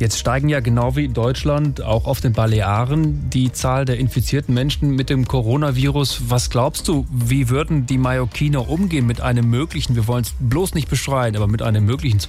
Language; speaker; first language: German; native; German